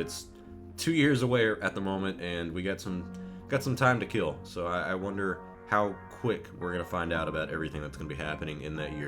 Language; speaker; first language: English; native; English